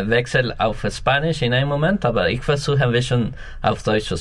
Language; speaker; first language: German; non-native, learner; Spanish